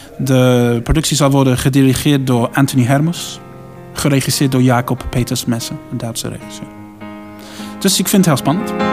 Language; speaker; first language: Dutch; non-native, fluent; English